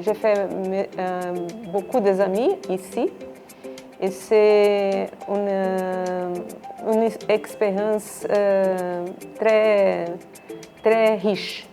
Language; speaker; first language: French; non-native, learner; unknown